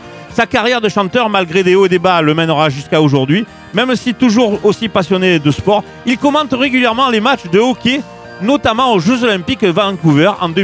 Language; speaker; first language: French; native; French